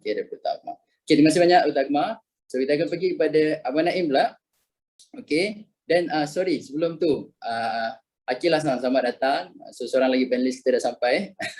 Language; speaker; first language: Malay; native; Malay